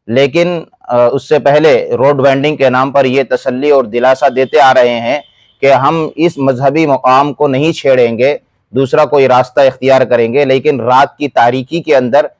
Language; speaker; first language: Urdu; native; Urdu